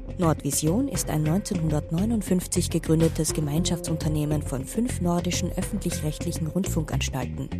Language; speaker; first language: German; native; German